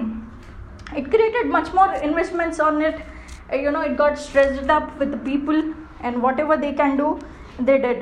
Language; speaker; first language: English; non-native, local second language; Hindi